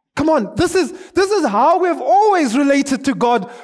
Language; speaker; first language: English; non-native, local second language; Shona